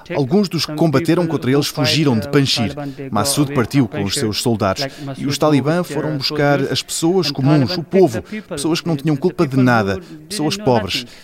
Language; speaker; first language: Portuguese; non-native, fluent; Persian